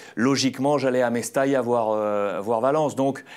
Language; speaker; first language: French; native; French